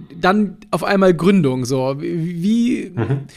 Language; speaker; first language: German; native; German